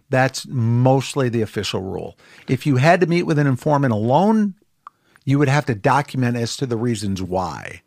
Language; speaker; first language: English; native; English